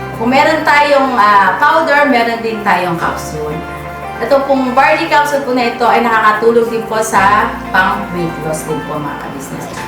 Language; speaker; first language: Filipino; native; Filipino